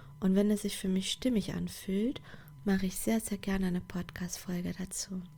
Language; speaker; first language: German; non-native, fluent; Portuguese